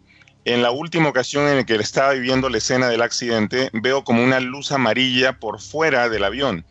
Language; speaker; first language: Spanish; native; Spanish